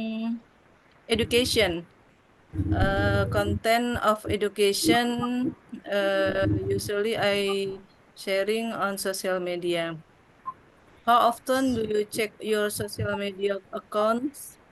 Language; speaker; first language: English; non-native, learner; Indonesian